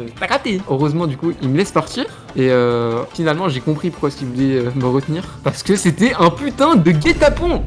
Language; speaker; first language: French; native; French